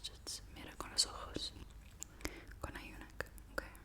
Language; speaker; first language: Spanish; non-native, learner; English